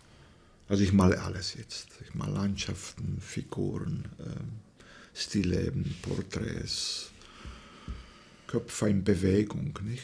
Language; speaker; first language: German; non-native, fluent; Slovak